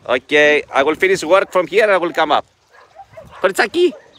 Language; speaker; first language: English; non-native, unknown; Greek